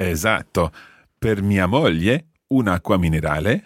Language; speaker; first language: Italian; non-native, fluent; English